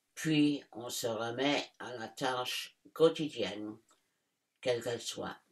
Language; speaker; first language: French; non-native, fluent; English